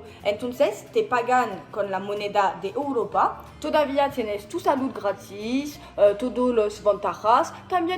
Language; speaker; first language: Spanish; non-native, learner; French